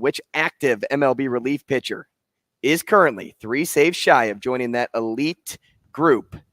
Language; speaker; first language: English; native; English